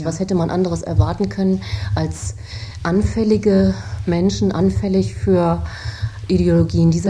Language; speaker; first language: German; native; German